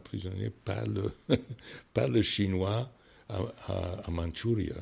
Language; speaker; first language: French; non-native, fluent; English